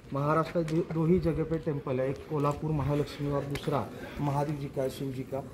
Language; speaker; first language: Hindi; non-native, local second language; Marathi